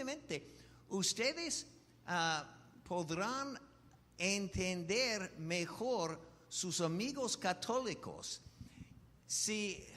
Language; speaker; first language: Spanish; non-native, fluent; English